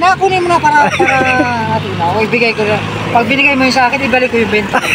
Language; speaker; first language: Filipino; non-native, local second language; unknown